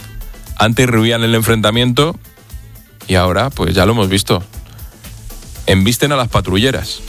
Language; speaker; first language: Spanish; native; Spanish